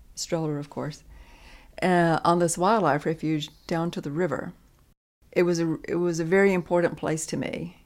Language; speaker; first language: English; native; English